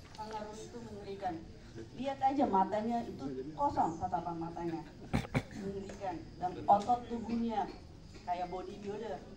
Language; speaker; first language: Indonesian; non-native, fluent; Japanese